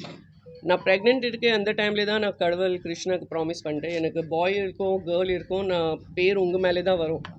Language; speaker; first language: Tamil; non-native, fluent; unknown